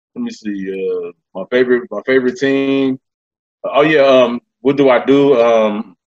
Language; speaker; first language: English; native; English